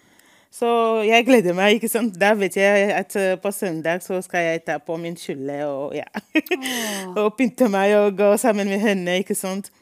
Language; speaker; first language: Norwegian; non-native, fluent; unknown